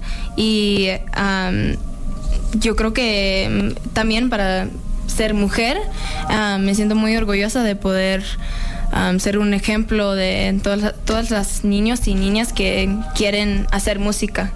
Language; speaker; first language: Spanish; non-native, learner; English